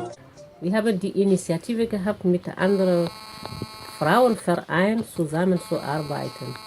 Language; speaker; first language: German; non-native, fluent; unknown